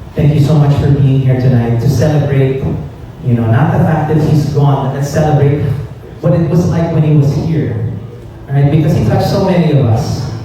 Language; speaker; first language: English; native; English